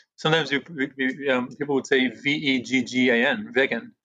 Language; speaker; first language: English; early bilingual, other home language; Hebrew